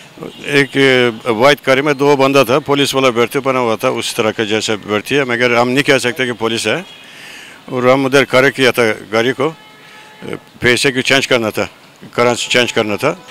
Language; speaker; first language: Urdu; non-native, learner; Turkish